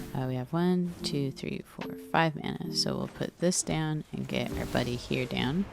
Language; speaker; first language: English; native; English